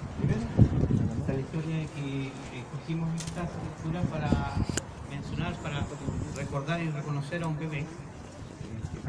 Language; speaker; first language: Spanish; native; Spanish